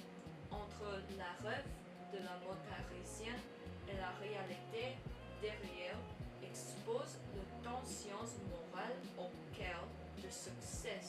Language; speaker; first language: French; non-native, learner; English